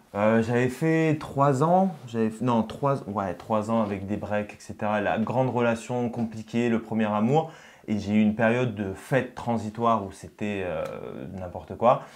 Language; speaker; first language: French; early bilingual, other home language; Russian